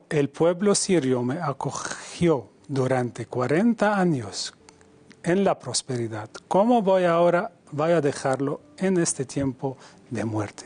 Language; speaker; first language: Spanish; non-native, fluent; Arabic